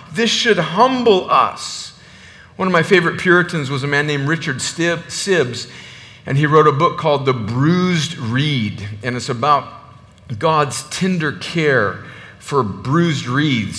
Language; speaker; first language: English; native; English